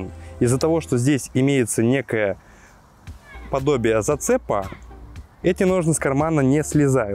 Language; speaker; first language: Russian; native; Russian